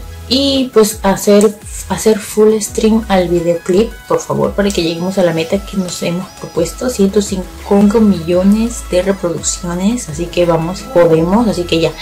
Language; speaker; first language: Spanish; native; Spanish